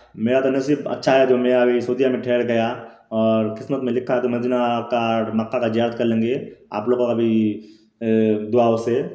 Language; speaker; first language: Hindi; non-native, local second language; Bangla